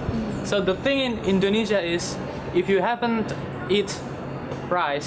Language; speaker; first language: English; non-native, learner; Indonesian